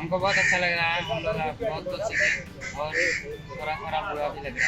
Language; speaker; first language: Hindi; native; Hindi